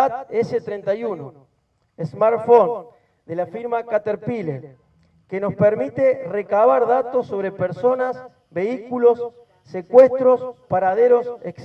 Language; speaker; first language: Spanish; native; Spanish